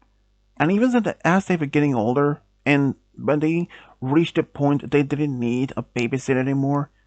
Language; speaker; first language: English; non-native, fluent; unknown